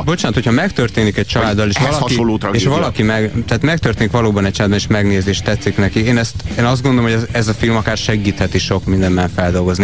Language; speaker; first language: Hungarian; native; Hungarian